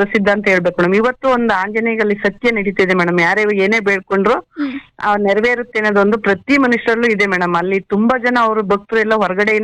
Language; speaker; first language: Kannada; native; Kannada